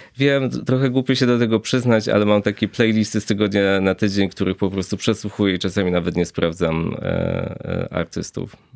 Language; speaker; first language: Polish; native; Polish